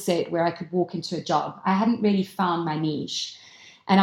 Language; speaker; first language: English; native; English